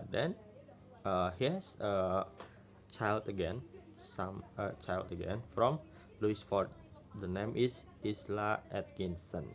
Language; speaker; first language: English; non-native, learner; Indonesian